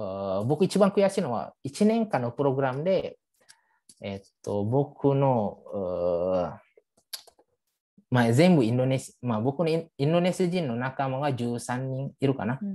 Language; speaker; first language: Japanese; non-native, fluent; Indonesian